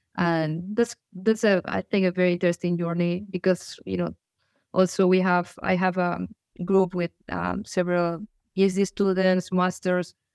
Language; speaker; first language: English; non-native, fluent; Galician